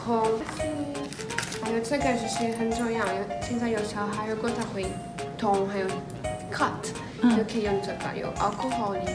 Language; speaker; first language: Chinese; non-native, learner; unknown